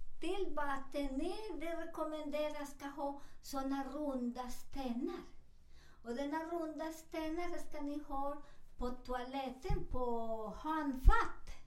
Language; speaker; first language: Swedish; non-native, fluent; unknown